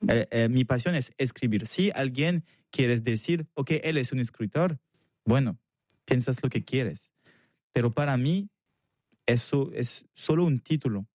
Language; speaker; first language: Spanish; non-native, fluent; French